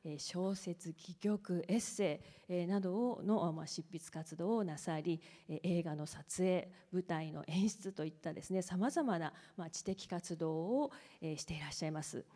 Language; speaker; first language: Japanese; native; Japanese